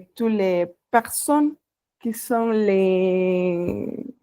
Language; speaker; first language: French; non-native, fluent; Spanish